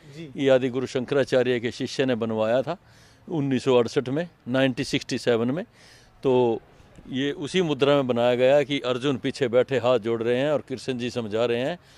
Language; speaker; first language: Hindi; native; Hindi